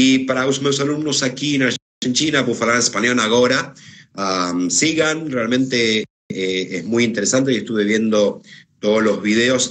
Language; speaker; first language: Portuguese; non-native, fluent; Spanish